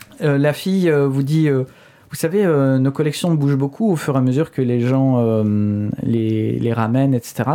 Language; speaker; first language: French; native; French